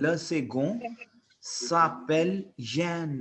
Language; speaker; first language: French; non-native, fluent; Hindi